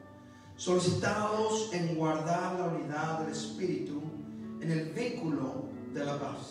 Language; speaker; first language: Spanish; early bilingual, heritage; Spanish